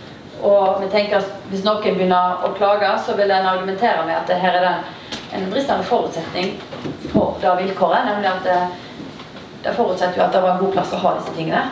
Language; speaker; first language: Norwegian; native; Norwegian